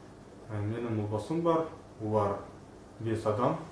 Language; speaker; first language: Kazakh; non-native, learner; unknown